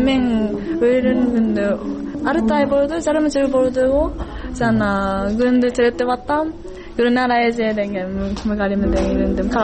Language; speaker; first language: Kyrgyz; non-native, learner; Japanese